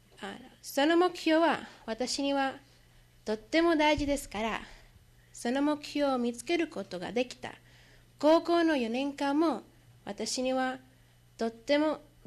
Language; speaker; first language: Japanese; non-native, learner; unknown